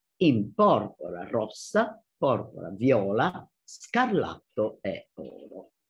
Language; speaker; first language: Italian; native; Italian